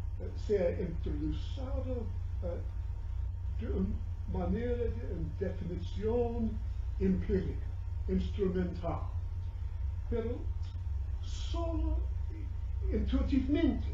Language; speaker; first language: Spanish; non-native, learner; English